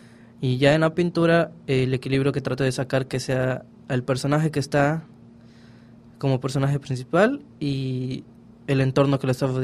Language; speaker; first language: Spanish; native; Spanish